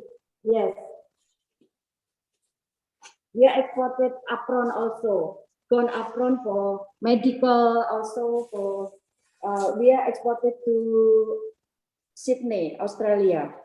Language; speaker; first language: English; non-native, learner; Indonesian